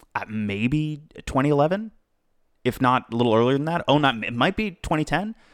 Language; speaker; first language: English; native; English